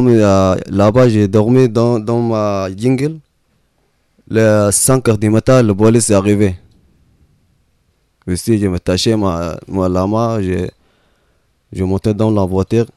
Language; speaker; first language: French; non-native, learner; Arabic